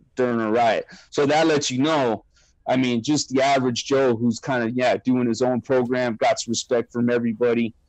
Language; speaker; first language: English; native; English